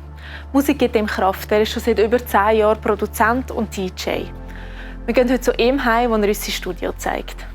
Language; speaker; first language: German; native; German